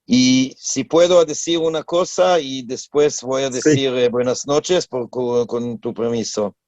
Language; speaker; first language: Spanish; non-native, learner; Hebrew